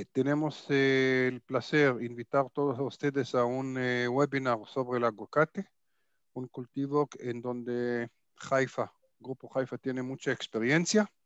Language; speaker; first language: Spanish; non-native, fluent; Hebrew